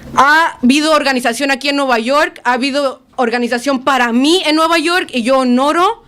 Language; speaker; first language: Spanish; early bilingual, other home language; English